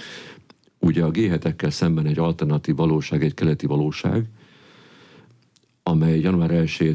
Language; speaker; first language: Hungarian; native; Hungarian